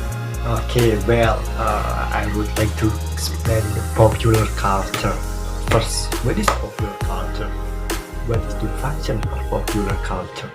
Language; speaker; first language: English; non-native, learner; Indonesian